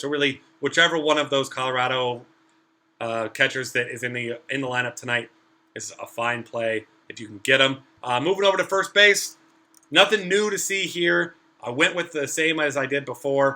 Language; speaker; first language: English; native; English